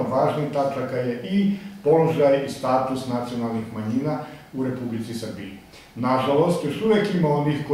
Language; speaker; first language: Serbian; native; Serbian